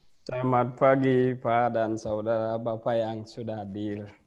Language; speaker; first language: Indonesian; non-native, learner; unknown